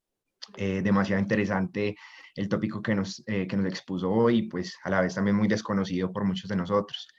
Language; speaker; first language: Spanish; native; Spanish